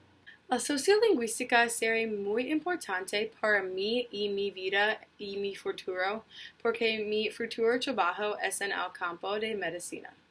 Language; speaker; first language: Spanish; non-native, learner; English